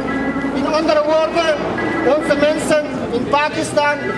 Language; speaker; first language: Dutch; non-native, fluent; Persian